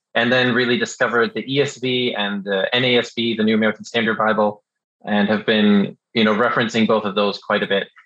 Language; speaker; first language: English; early bilingual, other home language; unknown